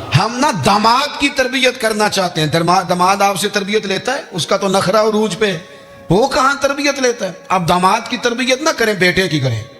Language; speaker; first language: Urdu; non-native, local second language; Punjabi